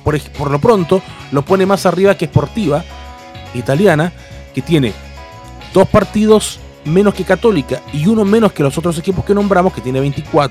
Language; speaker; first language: Spanish; native; Spanish